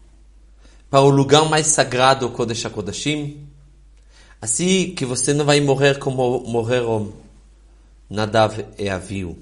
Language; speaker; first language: Portuguese; non-native, fluent; Hebrew